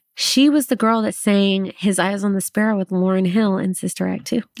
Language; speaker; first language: English; native; English